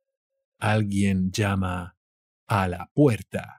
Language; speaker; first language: Spanish; native; Spanish